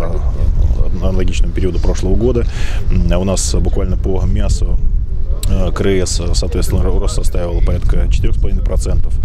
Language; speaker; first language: Russian; native; Russian